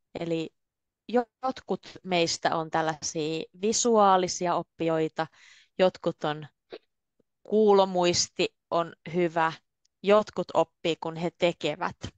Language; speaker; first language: Finnish; native; Finnish